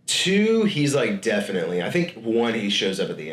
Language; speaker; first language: English; native; English